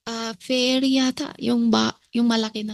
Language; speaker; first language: Filipino; non-native, learner; Chinese